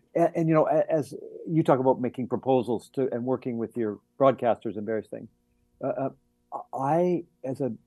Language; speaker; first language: English; native; English